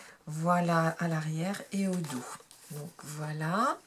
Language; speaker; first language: French; native; French